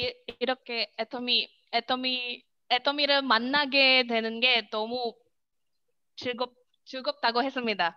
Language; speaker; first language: Korean; non-native, learner; Indonesian